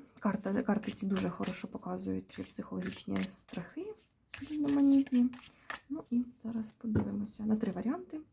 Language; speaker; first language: Ukrainian; native; Ukrainian